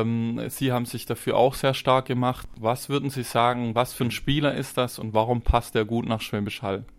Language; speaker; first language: German; native; German